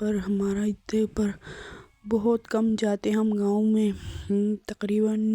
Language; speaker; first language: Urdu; non-native, local second language; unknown